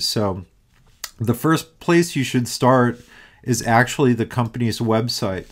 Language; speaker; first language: English; native; English